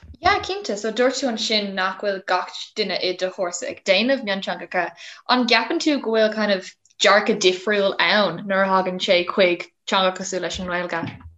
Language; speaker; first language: Irish; non-native, local second language; English